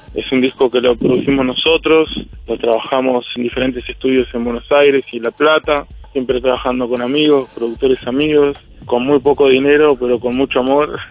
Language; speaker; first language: Spanish; native; Spanish